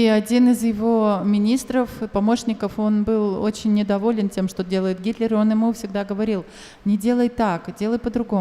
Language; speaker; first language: Russian; native; Russian